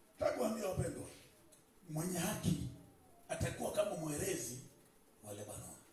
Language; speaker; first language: Swahili; non-native, local second language; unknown